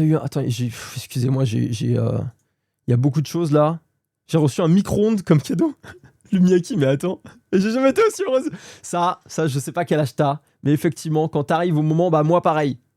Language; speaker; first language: French; native; French